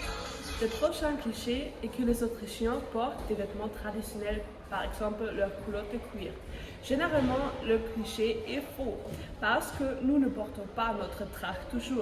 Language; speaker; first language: French; non-native, learner; German